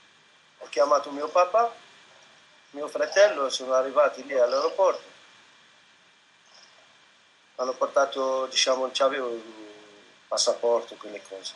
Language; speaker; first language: Italian; non-native, fluent; Arabic